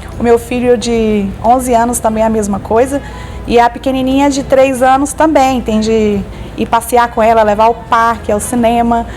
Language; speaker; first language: Portuguese; native; Portuguese